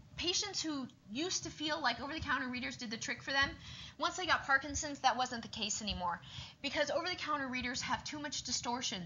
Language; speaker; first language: English; native; English